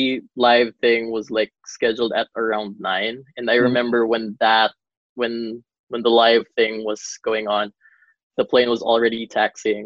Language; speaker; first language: English; non-native, local second language; Cebuano